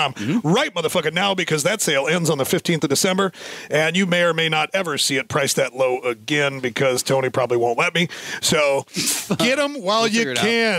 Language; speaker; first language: English; native; English